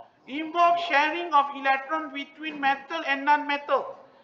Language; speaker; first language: English; non-native, local second language; Malay